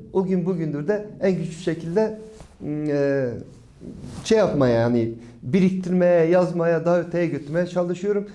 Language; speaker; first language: Turkish; non-native, local second language; Kurdish